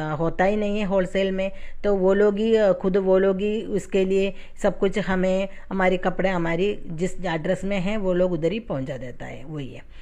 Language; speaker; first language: Hindi; non-native, fluent; Tamil